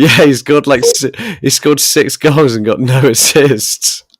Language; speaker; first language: English; native; English